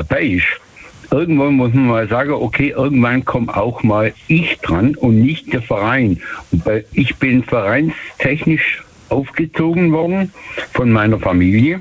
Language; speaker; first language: German; native; German